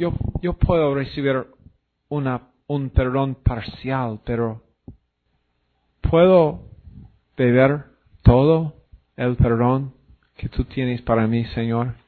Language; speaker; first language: Spanish; non-native, fluent; English